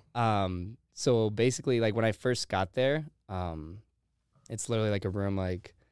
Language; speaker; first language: English; early bilingual, heritage; Spanish